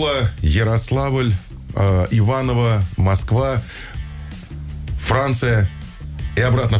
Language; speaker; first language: Russian; native; Russian